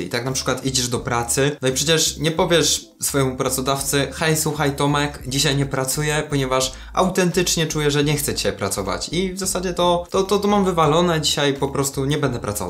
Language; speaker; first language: Polish; native; Polish